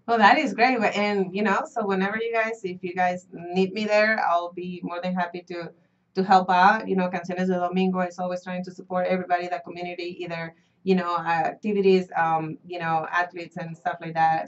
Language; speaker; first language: English; early bilingual, other home language; Spanish